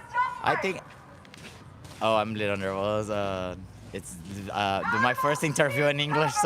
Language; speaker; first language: English; non-native, learner; Portuguese